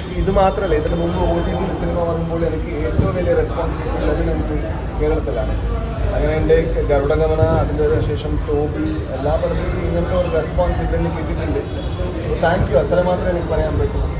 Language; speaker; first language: Malayalam; non-native, local second language; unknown